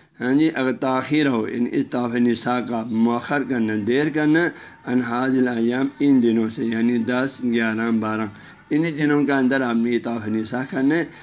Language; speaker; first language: Urdu; non-native, local second language; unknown